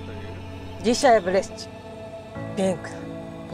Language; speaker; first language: Polish; non-native, learner; Japanese